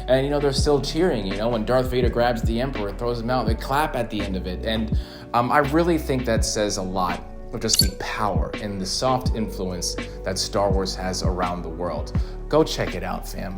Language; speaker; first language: English; native; English